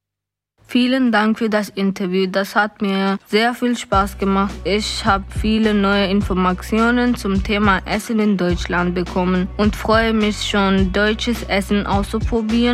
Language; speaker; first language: German; non-native, learner; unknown